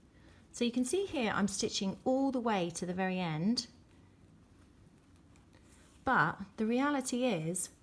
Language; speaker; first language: English; native; English